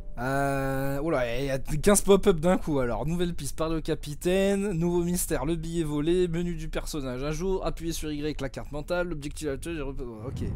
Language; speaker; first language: French; native; French